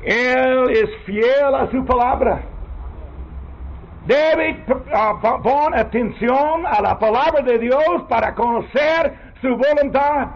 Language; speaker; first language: Spanish; non-native, learner; English